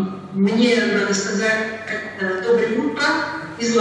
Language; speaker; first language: Russian; non-native, learner; Latvian